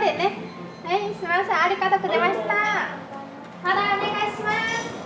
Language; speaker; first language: Japanese; non-native, learner; Chinese